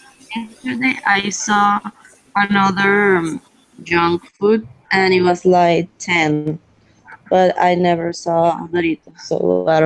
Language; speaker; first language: English; non-native, learner; Spanish